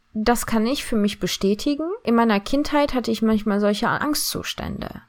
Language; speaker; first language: German; early bilingual, other home language; Turkish